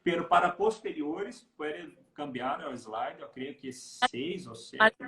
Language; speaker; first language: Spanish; non-native, learner; Portuguese